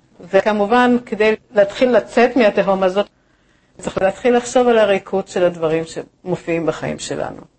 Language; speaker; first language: Hebrew; native; Hebrew